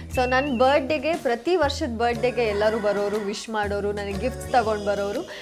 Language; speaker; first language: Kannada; non-native, local second language; Kodava